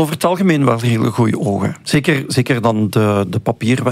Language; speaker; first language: Dutch; native; Dutch